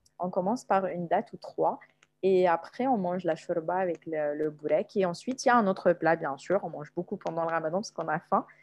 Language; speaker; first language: French; non-native, local second language; Arabic